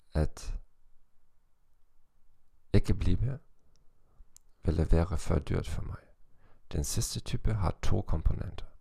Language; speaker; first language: Norwegian; non-native, learner; German